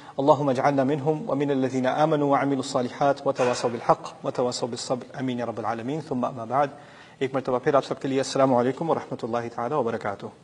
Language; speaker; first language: Urdu; early bilingual, heritage; Urdu